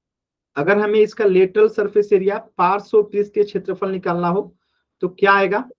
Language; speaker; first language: Hindi; native; Hindi